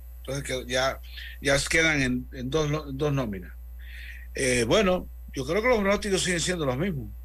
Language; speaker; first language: Spanish; native; Spanish